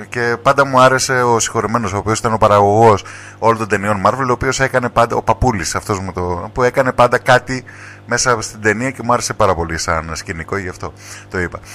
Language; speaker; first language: Greek; native; Greek